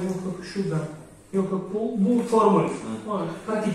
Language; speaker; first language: Turkish; non-native, learner; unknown